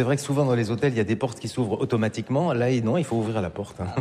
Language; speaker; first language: French; native; French